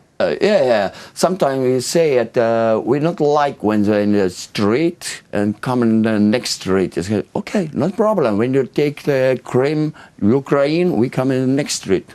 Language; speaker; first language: English; non-native, learner; Estonian